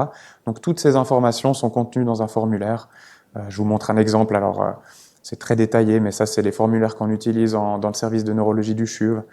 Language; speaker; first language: French; native; French